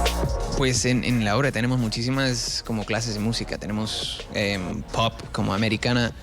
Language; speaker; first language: Spanish; early bilingual, heritage; Spanish